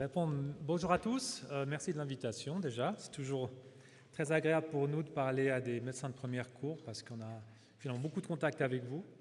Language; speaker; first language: French; native; French